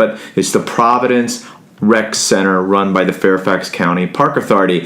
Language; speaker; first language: English; native; English